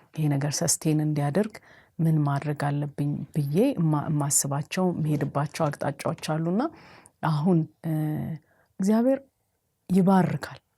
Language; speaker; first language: Amharic; native; Amharic